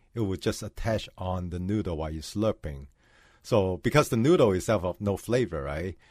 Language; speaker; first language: English; non-native, local second language; Cantonese